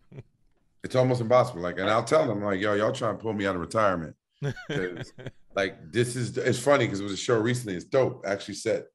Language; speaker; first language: English; native; English